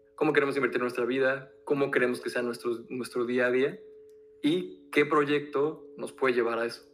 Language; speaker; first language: Spanish; native; Spanish